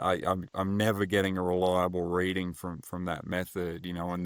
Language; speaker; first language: English; native; English